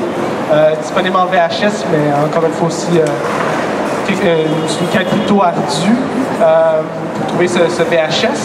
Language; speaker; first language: French; native; French